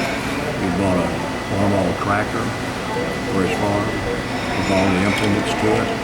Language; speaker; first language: English; native; English